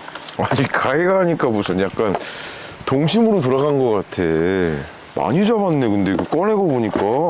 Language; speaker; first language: Korean; native; Korean